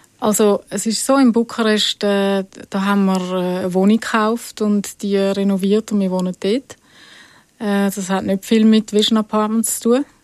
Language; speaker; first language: German; native; German